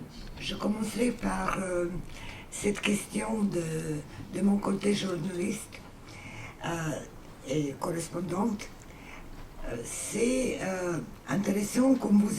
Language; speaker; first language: French; non-native, fluent; Serbian